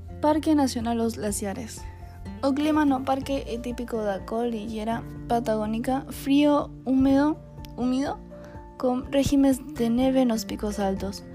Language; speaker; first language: Spanish; non-native, learner; Portuguese